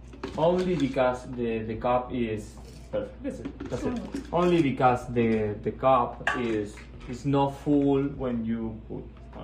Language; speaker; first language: English; non-native, learner; Spanish